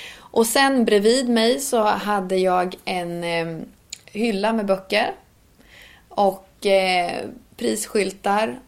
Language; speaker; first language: Swedish; native; Swedish